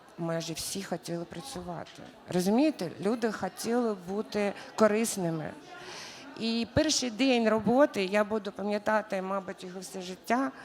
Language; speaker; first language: Ukrainian; native; Ukrainian